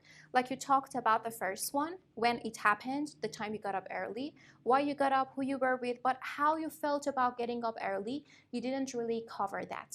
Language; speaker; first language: English; non-native, fluent; Persian